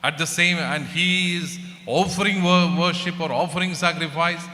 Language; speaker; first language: English; non-native, local second language; Malayalam